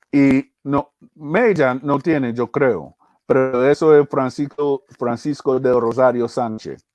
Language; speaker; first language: Spanish; early bilingual, heritage; English